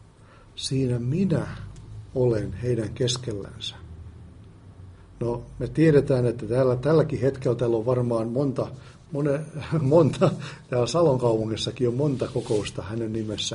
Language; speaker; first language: Finnish; native; Finnish